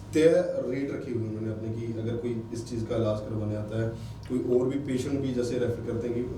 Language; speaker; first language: Hindi; non-native, local second language; Punjabi